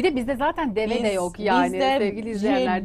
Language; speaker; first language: Turkish; native; Turkish